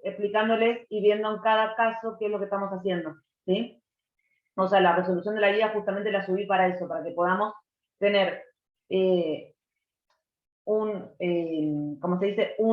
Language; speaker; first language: Spanish; native; Spanish